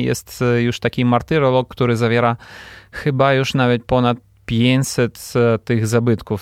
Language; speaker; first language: Polish; non-native, fluent; Ukrainian